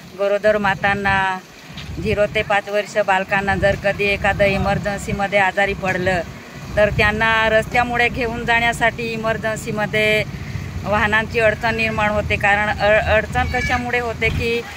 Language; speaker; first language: Marathi; non-native, local second language; Bhili